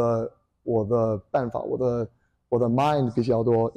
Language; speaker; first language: Chinese; early bilingual, heritage; English